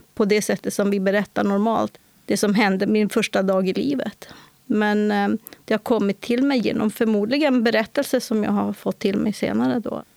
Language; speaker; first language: Swedish; native; Swedish